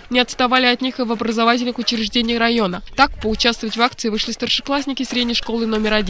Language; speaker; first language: Russian; native; Russian